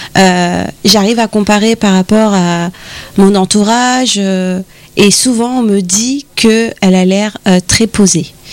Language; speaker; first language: French; native; French